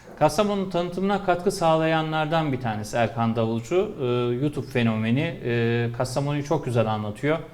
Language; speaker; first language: Turkish; native; Turkish